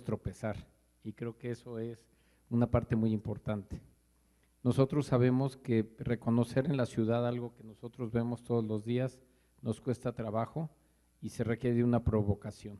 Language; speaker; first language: Spanish; native; Spanish